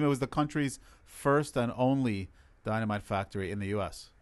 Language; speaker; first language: English; early bilingual, other home language; Hebrew